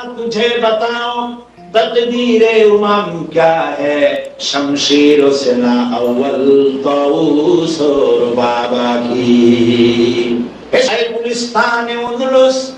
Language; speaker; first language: Urdu; non-native, fluent; Bangla